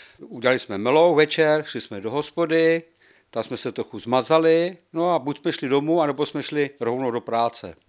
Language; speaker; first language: Czech; native; Czech